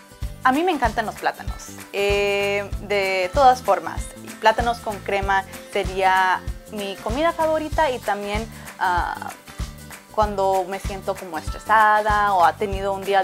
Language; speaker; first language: Spanish; early bilingual, heritage; Spanish